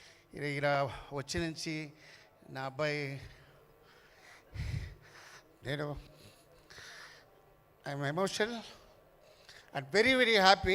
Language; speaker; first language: Telugu; non-native, learner; Tamil